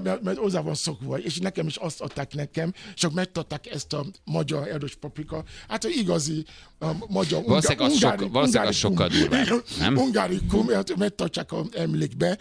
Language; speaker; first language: Hungarian; non-native, learner; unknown